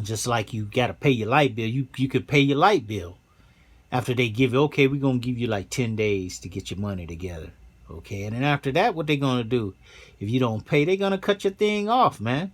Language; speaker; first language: English; native; English